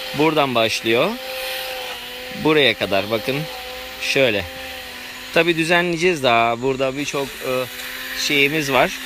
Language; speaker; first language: Turkish; early bilingual, heritage; Turkish